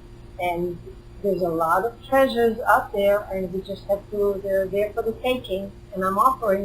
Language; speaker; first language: English; non-native, fluent; Hebrew